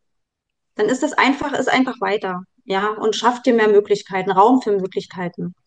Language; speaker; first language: German; native; German